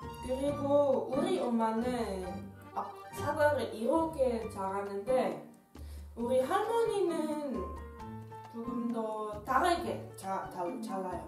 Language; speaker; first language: Korean; non-native, learner; Dutch